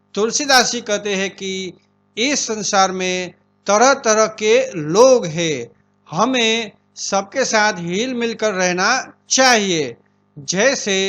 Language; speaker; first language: Hindi; non-native, local second language; Gujarati